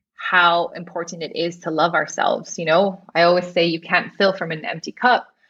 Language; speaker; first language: English; native; English